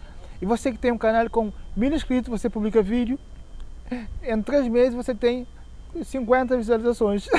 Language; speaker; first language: Portuguese; non-native, local second language; Kabuverdianu